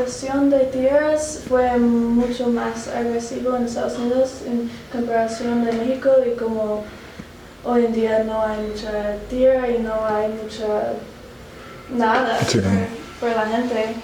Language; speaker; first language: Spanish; non-native, learner; English